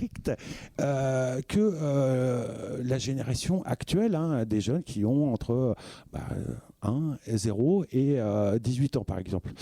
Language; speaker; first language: French; native; French